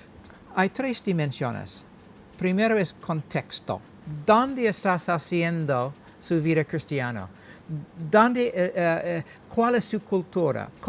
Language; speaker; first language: Spanish; non-native, learner; English